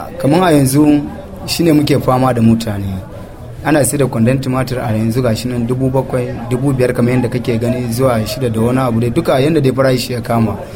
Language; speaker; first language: Hausa; native; Hausa